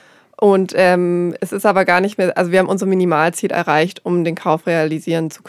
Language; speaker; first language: German; native; German